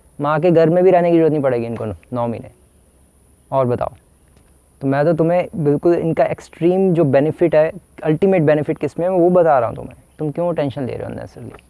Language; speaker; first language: Hindi; native; Hindi